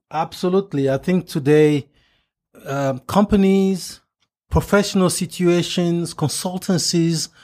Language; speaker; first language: English; non-native, fluent; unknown